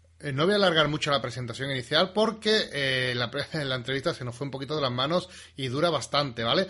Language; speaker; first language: Spanish; native; Spanish